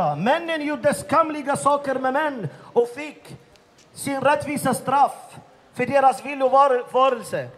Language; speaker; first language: Swedish; non-native, fluent; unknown